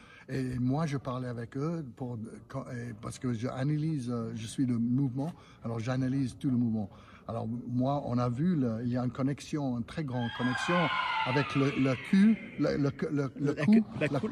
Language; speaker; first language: French; non-native, fluent; English